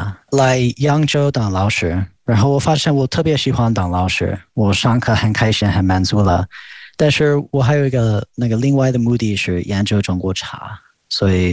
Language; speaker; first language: Chinese; non-native, fluent; English